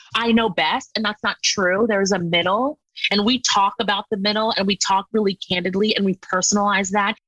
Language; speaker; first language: English; native; English